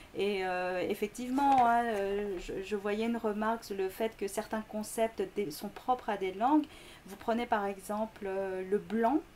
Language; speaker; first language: French; non-native, fluent; Korean